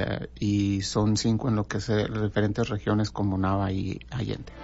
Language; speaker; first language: Spanish; native; Spanish